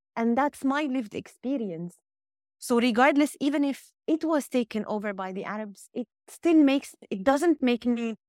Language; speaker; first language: English; non-native, fluent; Arabic